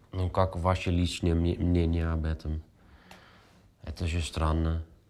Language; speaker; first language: Russian; non-native, fluent; Dutch